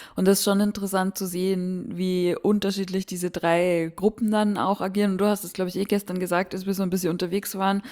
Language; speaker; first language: German; native; German